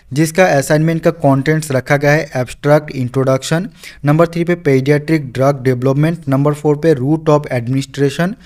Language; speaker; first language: Hindi; non-native, local second language; Bangla